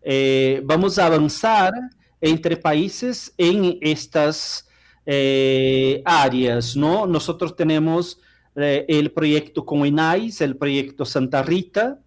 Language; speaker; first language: Spanish; non-native, fluent; Portuguese